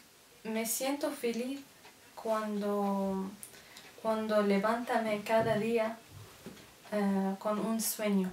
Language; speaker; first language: Spanish; non-native, learner; Arabic